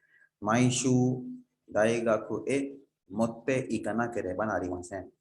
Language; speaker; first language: Japanese; non-native, fluent; Urdu